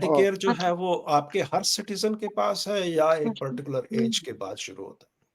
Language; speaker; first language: Hindi; native; Hindi